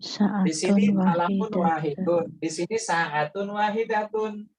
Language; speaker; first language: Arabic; non-native, fluent; Indonesian